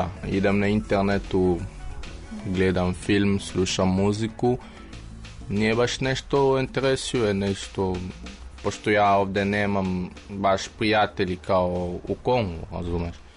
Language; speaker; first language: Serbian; non-native, learner; French